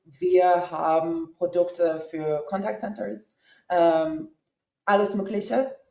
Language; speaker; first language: German; early bilingual, heritage; English